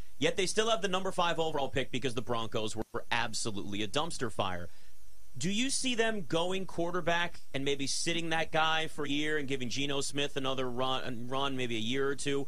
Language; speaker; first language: English; native; English